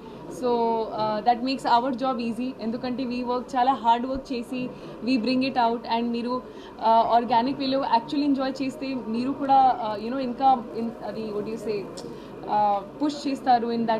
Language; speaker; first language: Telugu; non-native, learner; Hindi